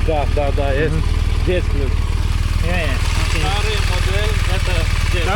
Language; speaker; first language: Russian; non-native, learner; Lithuanian